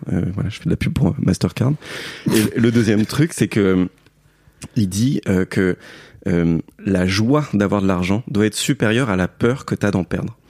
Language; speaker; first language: French; native; French